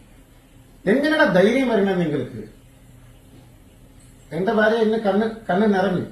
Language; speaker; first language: Malayalam; non-native, fluent; Tamil